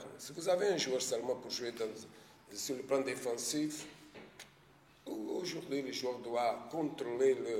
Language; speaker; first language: French; non-native, fluent; Portuguese